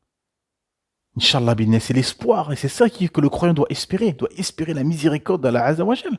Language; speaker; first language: French; native; French